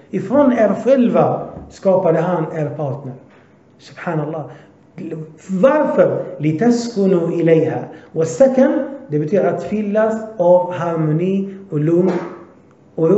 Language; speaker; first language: Swedish; early bilingual, other home language; Arabic